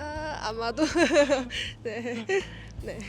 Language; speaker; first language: Korean; non-native, learner; Chinese